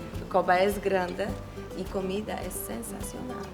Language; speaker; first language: Spanish; non-native, learner; Polish